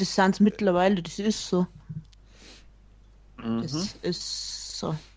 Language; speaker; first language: German; native; German